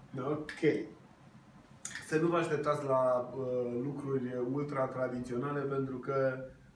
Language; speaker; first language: Romanian; native; Romanian